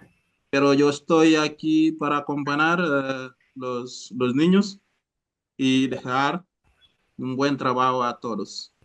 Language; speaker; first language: Spanish; non-native, fluent; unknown